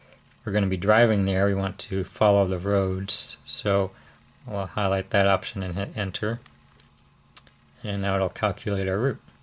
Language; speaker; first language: English; native; English